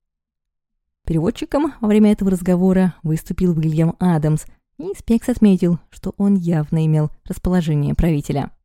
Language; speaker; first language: Russian; native; Russian